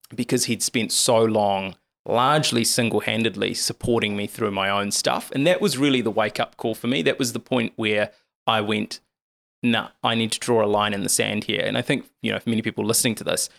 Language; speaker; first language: English; native; English